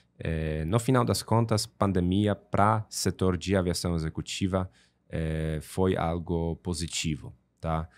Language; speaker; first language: Portuguese; non-native, fluent; Polish